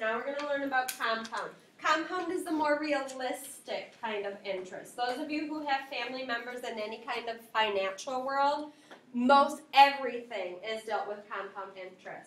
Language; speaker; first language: English; native; English